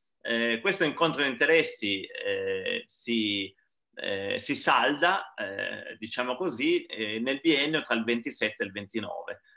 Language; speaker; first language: Italian; native; Italian